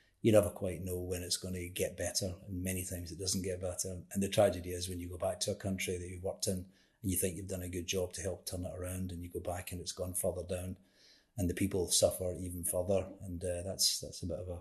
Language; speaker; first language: English; native; English